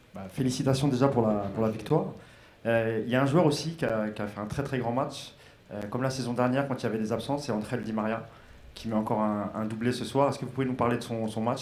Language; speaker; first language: French; native; French